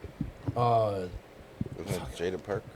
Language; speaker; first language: English; native; English